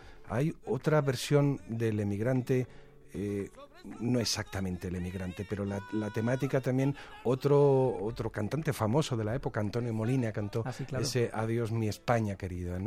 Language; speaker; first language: Spanish; native; Spanish